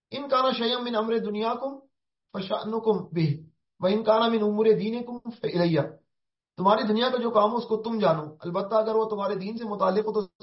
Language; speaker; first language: Urdu; native; Urdu